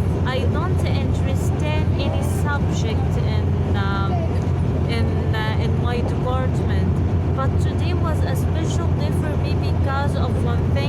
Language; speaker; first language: English; non-native, learner; Arabic